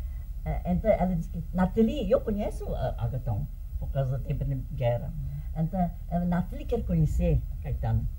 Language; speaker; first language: Portuguese; early bilingual, heritage; English